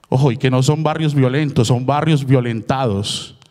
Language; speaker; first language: Spanish; native; Spanish